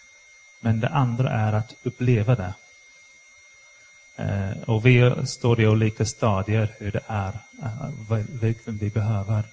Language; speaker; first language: Swedish; non-native, fluent; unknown